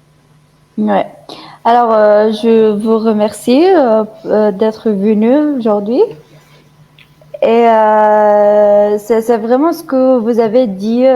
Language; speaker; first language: French; non-native, fluent; Arabic